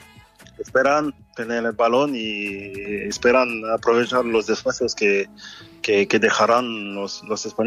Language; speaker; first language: Spanish; non-native, fluent; French